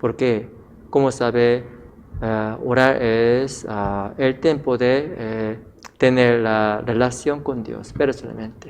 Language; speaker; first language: Spanish; non-native, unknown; Korean